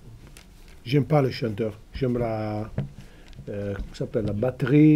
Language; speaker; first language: French; non-native, fluent; Italian